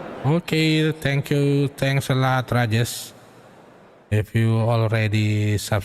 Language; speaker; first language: English; non-native, learner; Indonesian